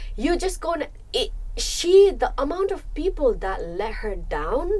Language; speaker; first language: English; non-native, local second language; Nepali